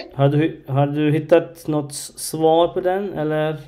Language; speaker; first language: Swedish; non-native, learner; Arabic